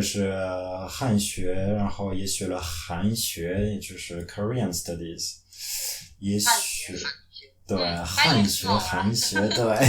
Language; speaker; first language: Chinese; non-native, fluent; French